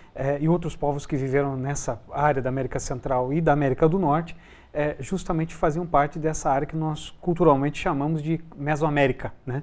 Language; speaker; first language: Portuguese; native; Portuguese